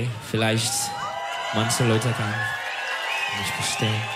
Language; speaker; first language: German; non-native, learner; Turkish